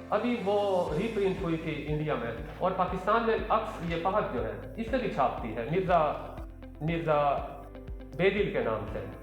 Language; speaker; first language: Urdu; non-native, local second language; Pashto